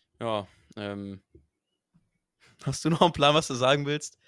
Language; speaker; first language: German; native; German